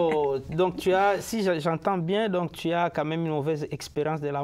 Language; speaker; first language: French; native; French